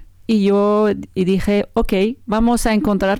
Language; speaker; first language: Spanish; non-native, learner; French